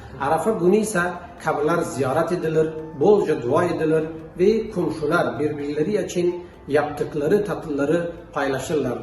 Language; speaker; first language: Turkish; non-native, fluent; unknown